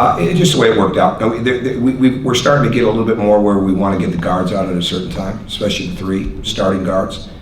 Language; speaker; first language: English; native; English